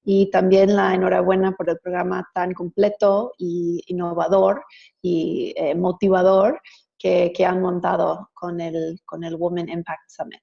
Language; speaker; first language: Spanish; non-native, fluent; English